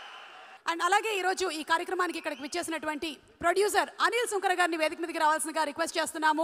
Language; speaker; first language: Telugu; native; Telugu